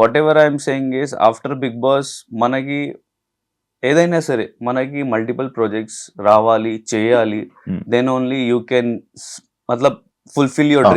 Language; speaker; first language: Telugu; non-native, learner; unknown